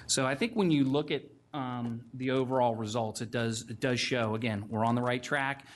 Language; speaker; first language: English; native; English